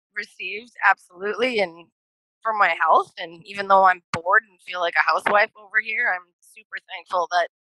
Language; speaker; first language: English; native; English